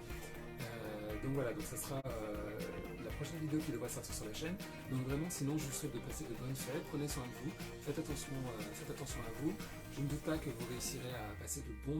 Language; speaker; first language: French; native; French